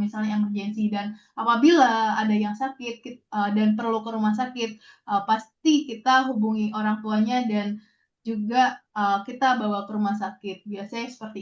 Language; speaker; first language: Indonesian; native; Indonesian